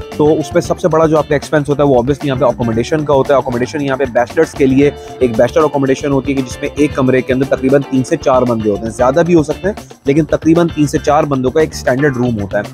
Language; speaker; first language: Urdu; native; Urdu